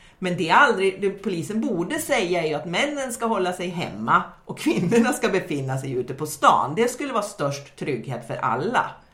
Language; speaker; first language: Swedish; native; Swedish